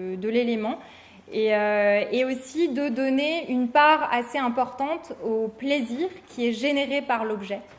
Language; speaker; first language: French; native; French